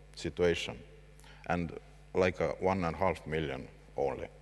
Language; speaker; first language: English; non-native, fluent; Estonian